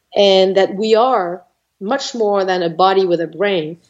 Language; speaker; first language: English; non-native, fluent; French